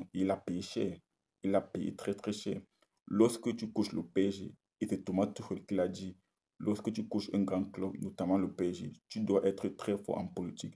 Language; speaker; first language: French; native; French